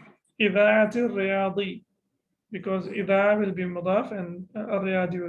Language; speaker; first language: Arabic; non-native, fluent; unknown